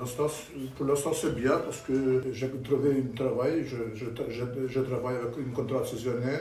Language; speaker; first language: French; non-native, learner; Albanian